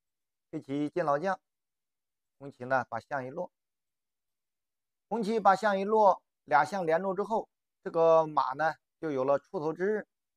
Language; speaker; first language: Chinese; native; Chinese